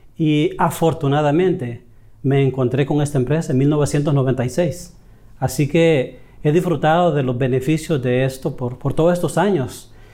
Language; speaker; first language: Spanish; native; Spanish